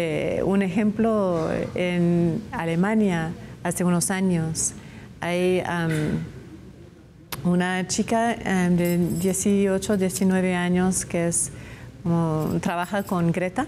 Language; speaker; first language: Spanish; non-native, fluent; English